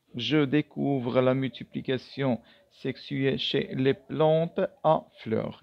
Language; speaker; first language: French; non-native, local second language; Arabic